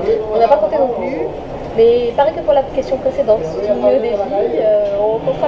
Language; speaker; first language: French; native; French